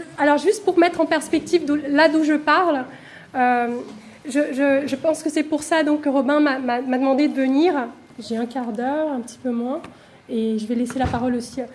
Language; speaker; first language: French; non-native, fluent; Portuguese